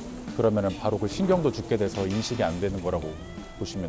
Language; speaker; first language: Korean; native; Korean